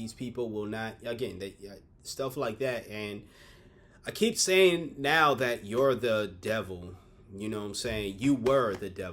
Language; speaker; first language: English; native; English